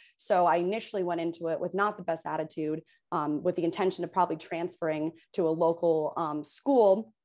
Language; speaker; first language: English; native; English